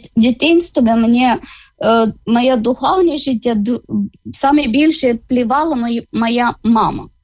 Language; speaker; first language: Ukrainian; non-native, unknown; Malayalam